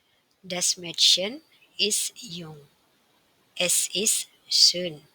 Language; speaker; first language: German; non-native, fluent; Indonesian